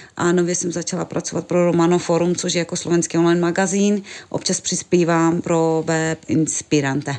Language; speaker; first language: Czech; non-native, local second language; Romany